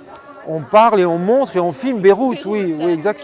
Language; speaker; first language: French; non-native, local second language; Arabic